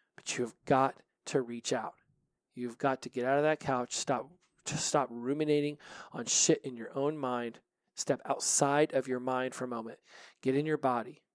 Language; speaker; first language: English; native; English